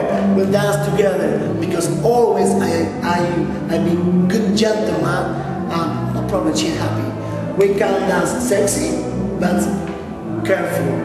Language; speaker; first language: English; non-native, local second language; Spanish